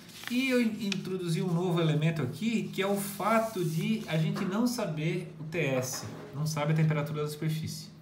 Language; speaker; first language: Portuguese; native; Portuguese